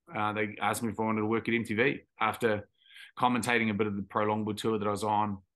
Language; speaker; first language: English; native; English